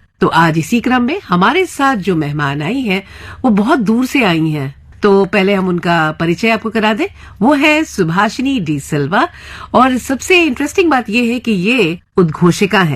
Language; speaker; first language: Hindi; native; Hindi